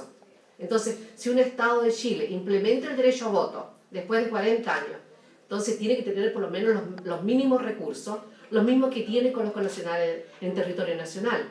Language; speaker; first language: Spanish; native; Spanish